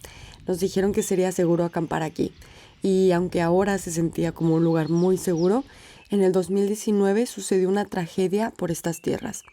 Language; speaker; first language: Spanish; native; Spanish